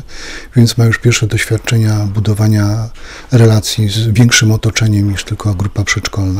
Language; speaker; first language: Polish; native; Polish